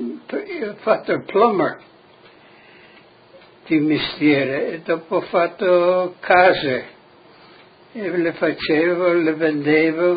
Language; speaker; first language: Italian; non-native, local second language; Friulian